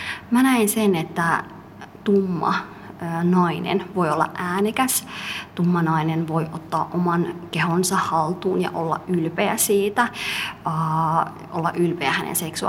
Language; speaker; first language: Finnish; early bilingual, other home language; Somali